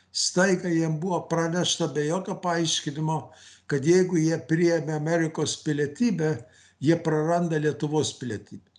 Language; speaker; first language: Lithuanian; early bilingual, heritage; Lithuanian